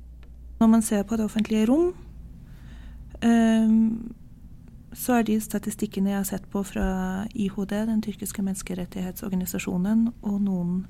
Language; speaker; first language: Norwegian; non-native, fluent; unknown